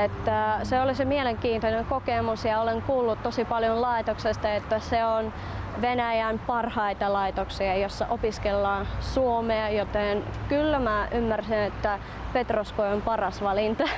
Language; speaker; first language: Finnish; non-native, fluent; Russian